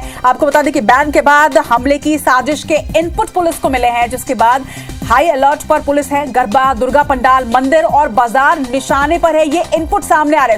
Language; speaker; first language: Hindi; native; Hindi